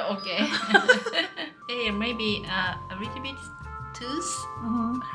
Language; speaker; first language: English; non-native, learner; Japanese